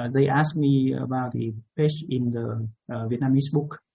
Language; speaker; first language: English; non-native, learner; Vietnamese